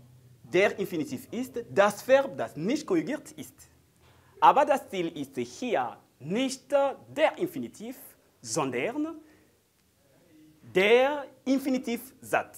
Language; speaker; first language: German; non-native, learner; French